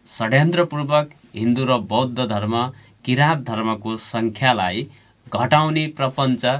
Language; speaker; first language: Nepali; native; Nepali